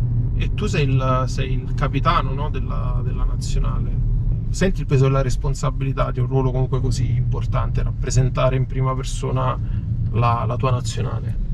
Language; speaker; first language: Italian; native; Italian